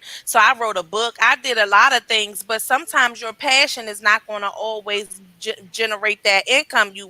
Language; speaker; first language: English; native; English